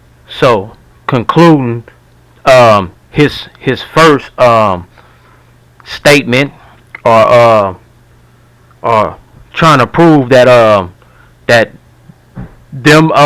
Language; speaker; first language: English; native; English